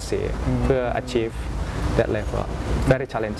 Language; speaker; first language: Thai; early bilingual, other home language; Indonesian